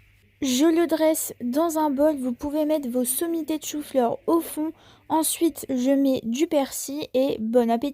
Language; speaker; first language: French; native; French